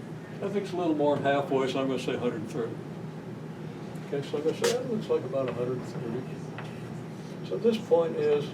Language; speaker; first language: English; native; English